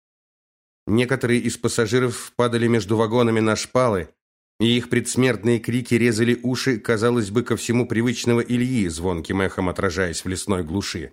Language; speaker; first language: Russian; native; Russian